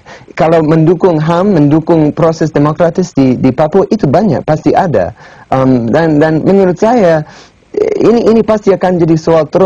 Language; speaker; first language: Indonesian; non-native, fluent; English